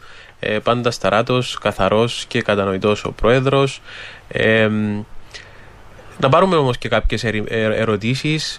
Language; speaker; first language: Greek; native; Greek